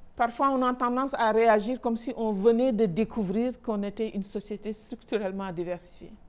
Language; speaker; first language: French; non-native, local second language; Wolof